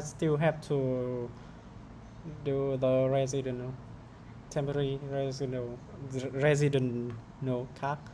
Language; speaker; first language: English; non-native, learner; Vietnamese